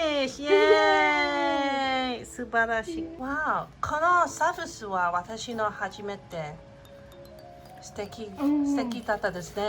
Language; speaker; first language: Japanese; non-native, learner; English